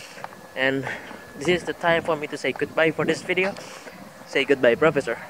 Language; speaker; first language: English; non-native, learner; Indonesian